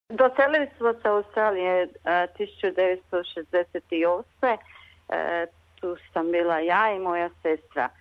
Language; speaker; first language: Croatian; early bilingual, other home language; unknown